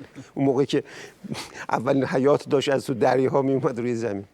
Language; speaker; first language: Persian; native; Persian